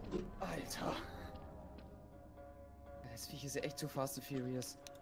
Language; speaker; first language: German; native; German